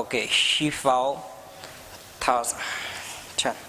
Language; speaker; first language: Vietnamese; non-native, learner; Hindi